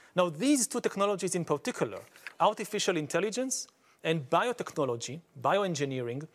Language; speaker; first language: English; non-native, fluent; Hebrew